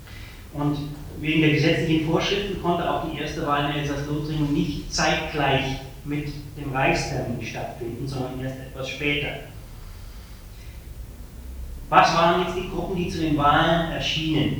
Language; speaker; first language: German; native; German